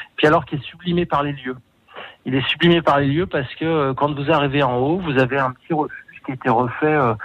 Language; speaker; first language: French; native; French